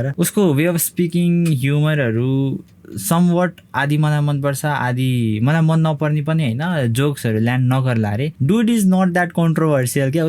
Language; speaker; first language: Nepali; native; Nepali